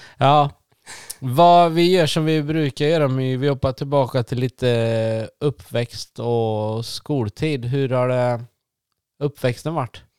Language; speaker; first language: Swedish; native; Swedish